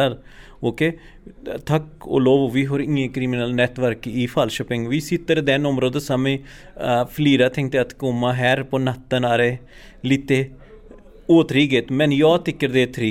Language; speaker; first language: Swedish; non-native, fluent; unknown